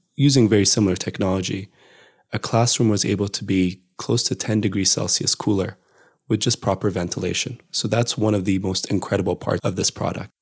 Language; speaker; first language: English; non-native, fluent; Amharic